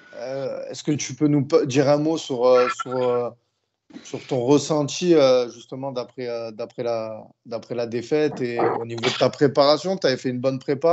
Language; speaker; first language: French; native; French